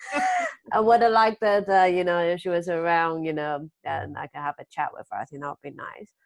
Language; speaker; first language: English; early bilingual, other home language; Chinese